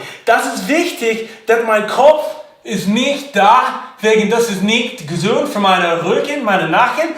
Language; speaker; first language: German; non-native, learner; English